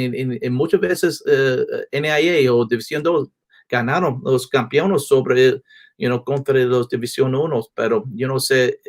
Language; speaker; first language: Spanish; non-native, learner; English